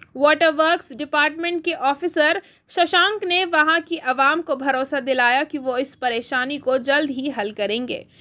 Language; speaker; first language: Hindi; non-native, local second language; Urdu